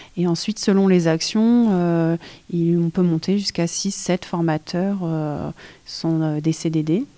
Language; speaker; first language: French; native; French